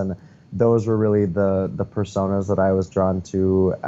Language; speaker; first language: English; native; English